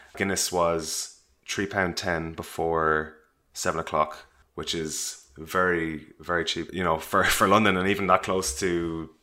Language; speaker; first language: English; native; English